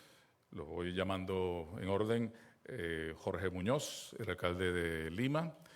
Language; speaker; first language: Spanish; native; Spanish